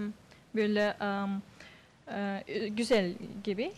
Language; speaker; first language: Turkish; non-native, learner; Yakut